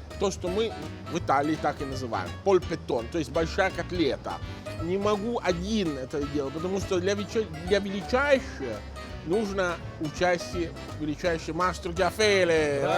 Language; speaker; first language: Russian; non-native, fluent; Italian